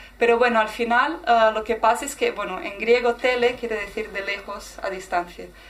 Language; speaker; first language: Spanish; non-native, fluent; Portuguese